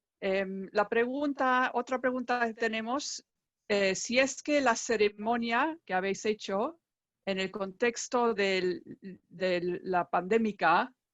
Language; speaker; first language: Spanish; non-native, fluent; English